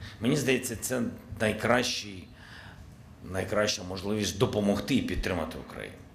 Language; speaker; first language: Ukrainian; native; Ukrainian